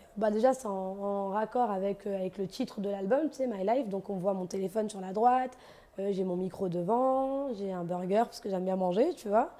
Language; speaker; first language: French; native; French